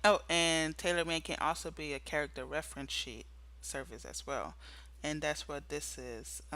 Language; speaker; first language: English; native; English